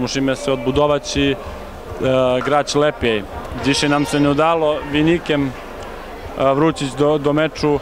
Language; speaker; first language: Polish; non-native, fluent; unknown